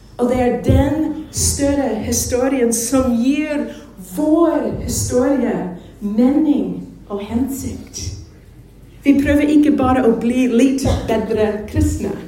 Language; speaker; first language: Norwegian; non-native, fluent; English